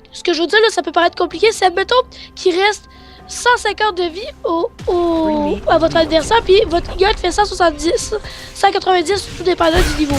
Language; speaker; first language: French; native; French